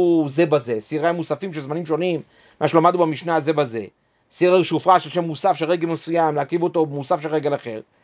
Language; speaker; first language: Hebrew; native; Hebrew